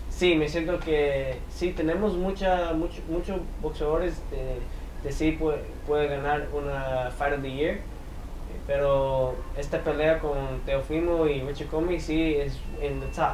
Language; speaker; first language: Spanish; early bilingual, heritage; English